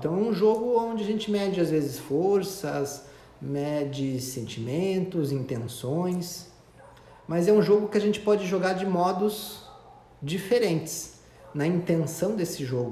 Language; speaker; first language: Portuguese; native; Portuguese